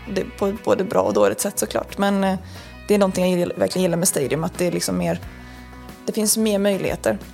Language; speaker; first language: Swedish; non-native, fluent; Spanish